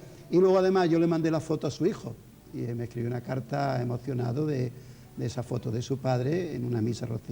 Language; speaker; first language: Spanish; native; Spanish